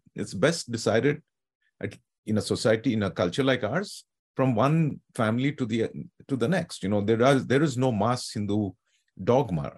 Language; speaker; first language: English; non-native, local second language; Telugu